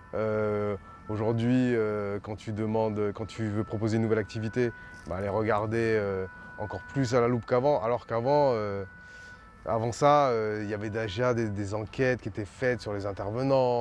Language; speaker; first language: French; native; French